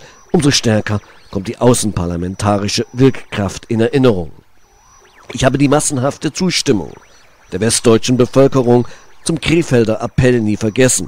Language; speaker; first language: German; native; German